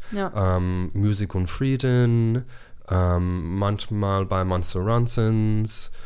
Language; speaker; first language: German; non-native, fluent; English